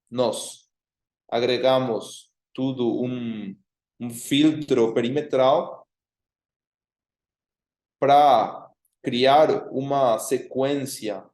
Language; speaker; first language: Portuguese; non-native, fluent; Spanish